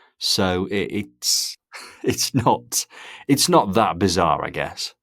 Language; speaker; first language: English; native; English